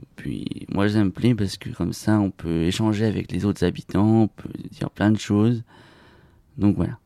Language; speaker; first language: French; native; French